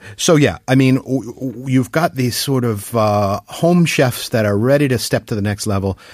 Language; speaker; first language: English; native; English